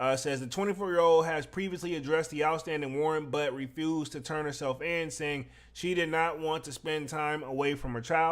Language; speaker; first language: English; native; English